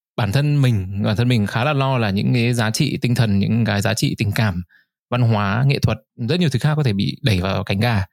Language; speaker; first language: Vietnamese; native; Vietnamese